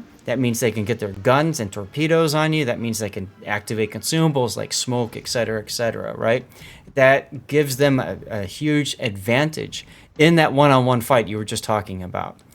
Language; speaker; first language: English; native; English